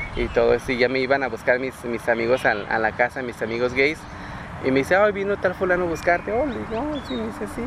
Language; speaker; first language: Spanish; native; Spanish